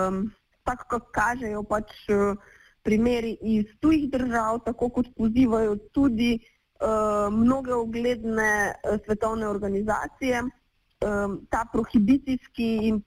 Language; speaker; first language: Slovenian; native; Slovenian